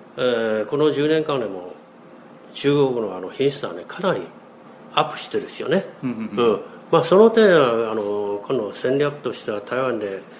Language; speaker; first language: Japanese; non-native, fluent; Chinese